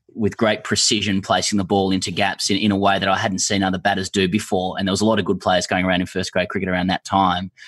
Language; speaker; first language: English; native; English